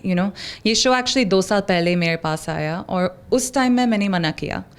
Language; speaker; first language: Hindi; non-native, local second language; English